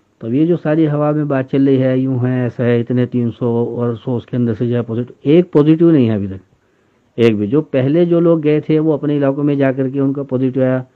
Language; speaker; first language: Urdu; native; Urdu